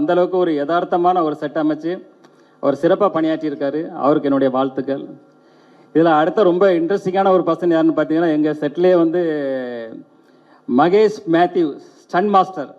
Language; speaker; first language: Tamil; native; Tamil